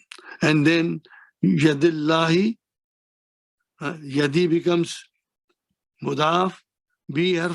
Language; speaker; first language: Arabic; non-native, fluent; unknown